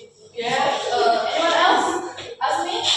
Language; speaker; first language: English; non-native, learner; Indonesian